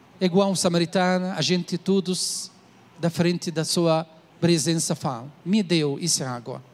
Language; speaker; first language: Portuguese; non-native, learner; Arabic